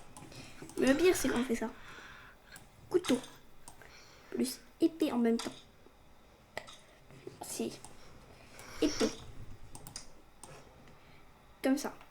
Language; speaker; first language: French; native; French